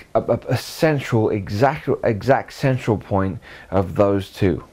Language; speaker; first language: English; native; English